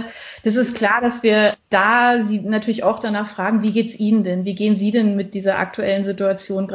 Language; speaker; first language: German; native; German